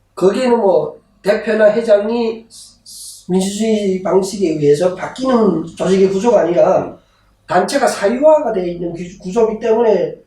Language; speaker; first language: Korean; native; Korean